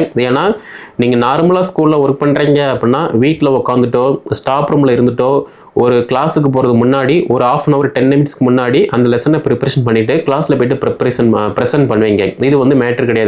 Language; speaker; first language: Tamil; native; Tamil